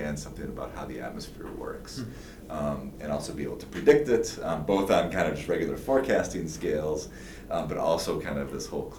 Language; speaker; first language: English; native; English